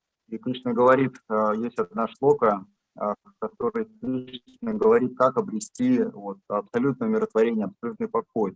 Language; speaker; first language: Russian; native; Russian